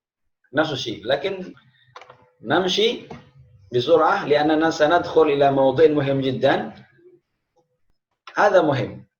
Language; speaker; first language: Arabic; non-native, fluent; Indonesian